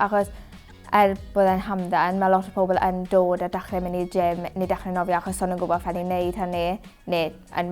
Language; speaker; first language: Welsh; native; Welsh